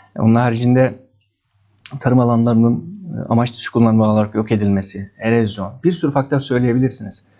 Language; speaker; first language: Turkish; native; Turkish